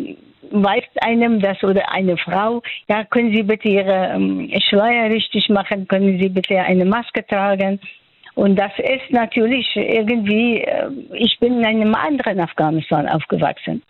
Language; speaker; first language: German; non-native, fluent; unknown